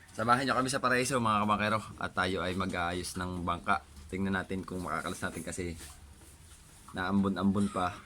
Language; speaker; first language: Filipino; native; Filipino